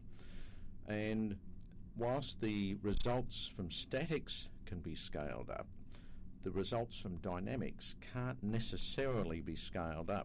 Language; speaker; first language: English; native; English